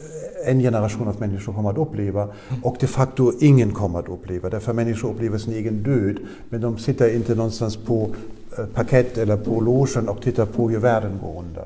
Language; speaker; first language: Swedish; non-native, fluent; German